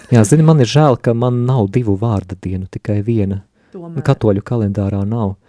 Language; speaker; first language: Latvian; native; Latvian